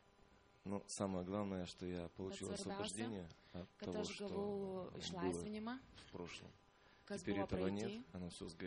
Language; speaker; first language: Russian; native; Russian